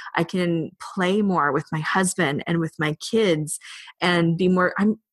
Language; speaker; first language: English; native; English